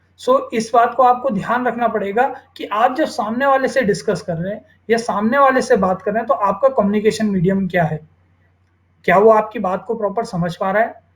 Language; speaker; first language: Hindi; native; Hindi